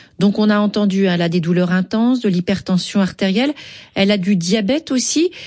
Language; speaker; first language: French; native; French